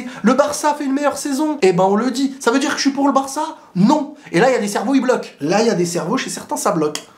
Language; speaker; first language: French; native; French